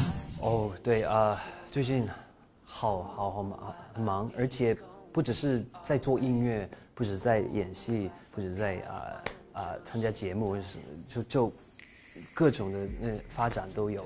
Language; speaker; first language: Chinese; early bilingual, heritage; English